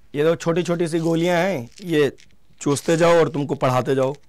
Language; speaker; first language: Hindi; native; Hindi